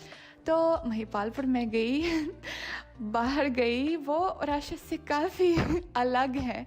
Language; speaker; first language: Hindi; non-native, fluent; Russian